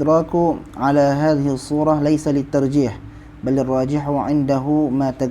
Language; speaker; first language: Arabic; non-native, fluent; Malay